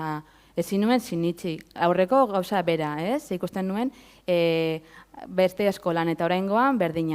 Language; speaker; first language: Basque; native; Basque